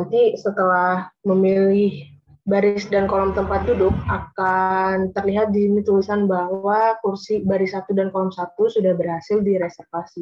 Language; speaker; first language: Indonesian; native; Indonesian